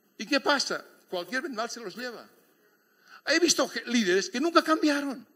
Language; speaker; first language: Spanish; native; Spanish